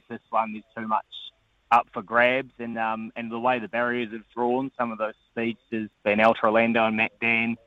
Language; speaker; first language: English; native; English